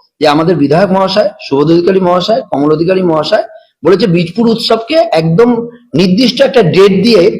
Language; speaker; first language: Bangla; native; Bangla